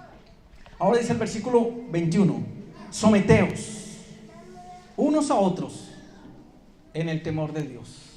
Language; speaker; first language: Spanish; native; Spanish